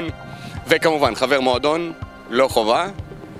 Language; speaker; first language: Hebrew; native; Hebrew